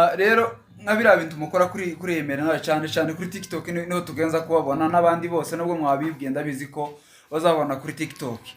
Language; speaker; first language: Kinyarwanda; native; Kinyarwanda